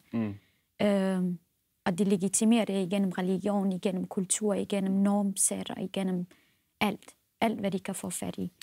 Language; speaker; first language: Danish; non-native, fluent; Central Kurdish